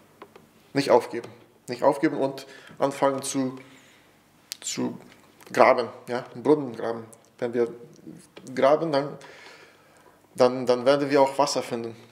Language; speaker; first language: German; non-native, fluent; Portuguese